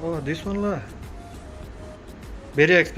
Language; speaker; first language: English; non-native, learner; Bangla